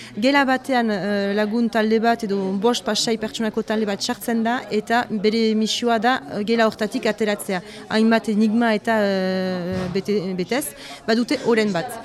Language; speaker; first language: Basque; native; Basque